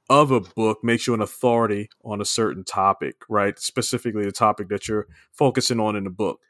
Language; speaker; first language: English; native; English